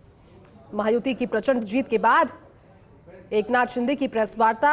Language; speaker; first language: Hindi; native; Hindi